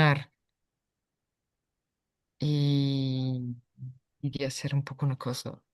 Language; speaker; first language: Spanish; non-native, fluent; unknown